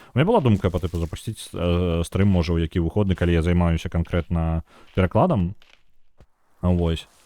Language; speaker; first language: Belarusian; non-native, local second language; Russian